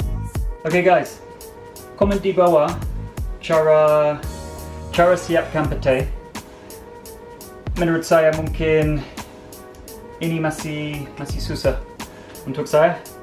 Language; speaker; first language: Indonesian; non-native, learner; English